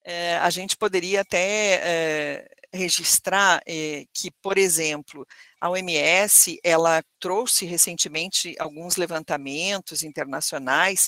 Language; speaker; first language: Portuguese; native; Portuguese